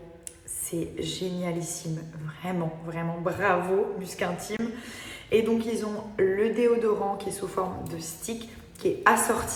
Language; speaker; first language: French; native; French